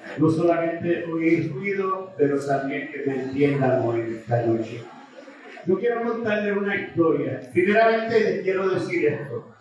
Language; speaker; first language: Spanish; early bilingual, heritage; Spanish